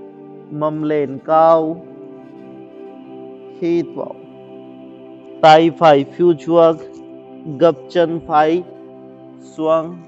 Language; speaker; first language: Vietnamese; non-native, learner; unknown